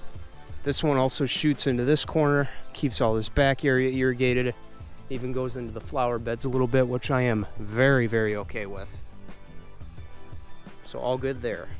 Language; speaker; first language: English; native; English